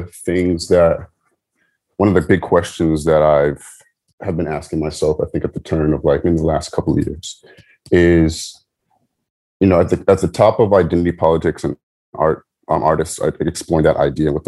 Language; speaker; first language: English; native; English